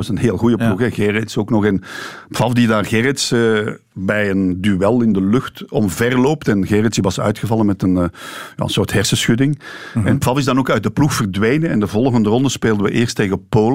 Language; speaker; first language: Dutch; native; Dutch